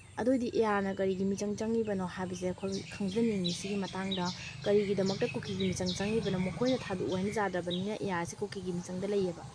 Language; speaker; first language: Manipuri; native; Manipuri